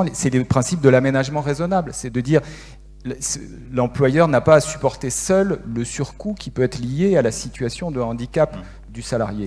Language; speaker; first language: French; native; French